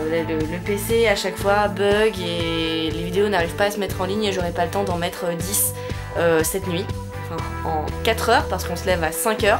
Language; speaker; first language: French; native; French